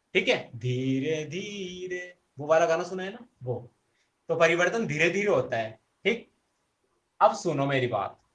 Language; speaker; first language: Hindi; native; Hindi